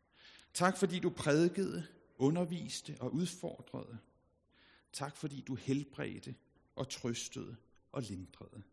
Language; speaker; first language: Danish; native; Danish